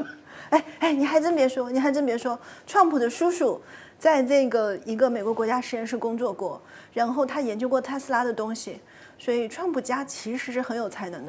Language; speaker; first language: Chinese; native; Chinese